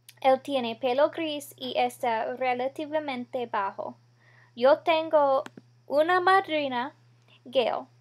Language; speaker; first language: Spanish; non-native, learner; English